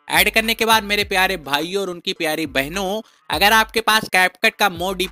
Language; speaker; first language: Hindi; native; Hindi